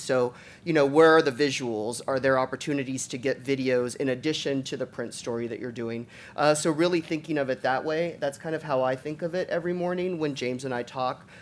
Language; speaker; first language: English; native; English